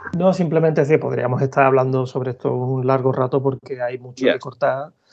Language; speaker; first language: Spanish; native; Spanish